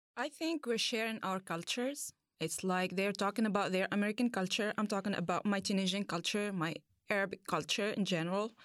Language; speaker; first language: English; non-native, fluent; Arabic